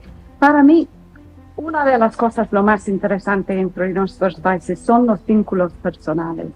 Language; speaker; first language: Spanish; non-native, fluent; English